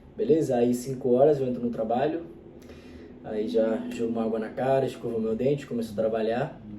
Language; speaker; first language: Portuguese; non-native, fluent; Spanish